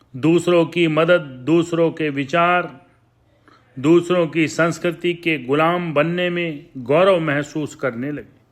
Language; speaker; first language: Hindi; native; Hindi